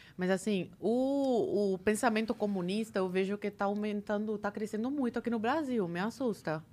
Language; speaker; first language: Portuguese; early bilingual, other home language; Spanish